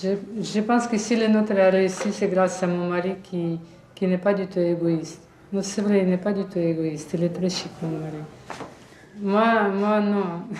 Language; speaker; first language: French; non-native, fluent; Russian